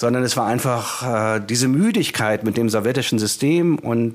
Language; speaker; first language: German; native; German